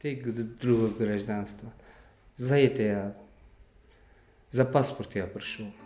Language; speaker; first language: Russian; non-native, learner; Uzbek